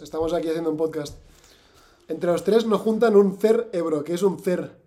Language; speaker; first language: Spanish; non-native, local second language; Catalan